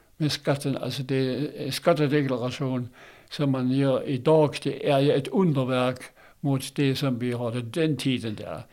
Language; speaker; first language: Swedish; non-native, fluent; German